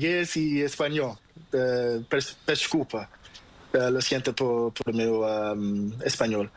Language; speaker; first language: Spanish; non-native, learner; Portuguese